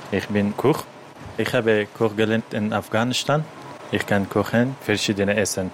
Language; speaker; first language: German; non-native, learner; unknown